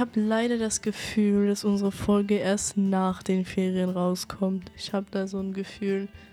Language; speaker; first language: German; native; German